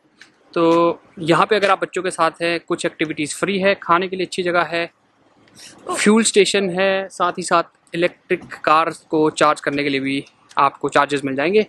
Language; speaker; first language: Hindi; native; Hindi